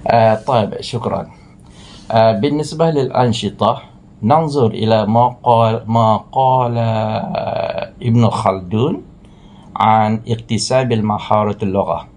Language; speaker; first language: Arabic; non-native, fluent; Malay